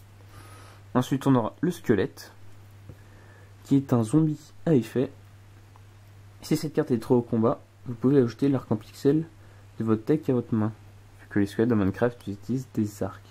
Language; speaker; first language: French; native; French